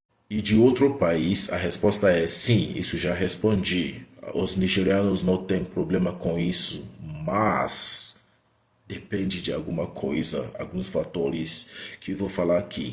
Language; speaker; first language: Portuguese; non-native, fluent; Igbo